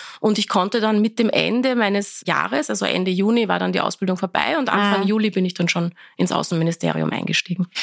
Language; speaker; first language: German; early bilingual, other home language; Persian